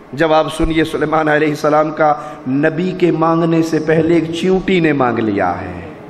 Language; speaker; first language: Urdu; non-native, local second language; Punjabi